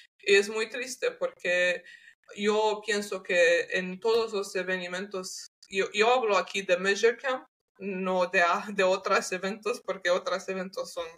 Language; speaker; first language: Spanish; non-native, learner; English